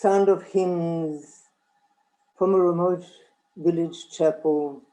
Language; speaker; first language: English; non-native, fluent; Lithuanian